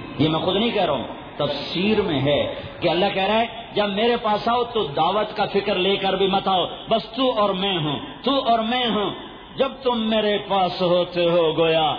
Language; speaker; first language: Urdu; non-native, local second language; Punjabi